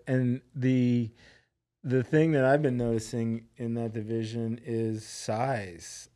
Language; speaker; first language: English; native; English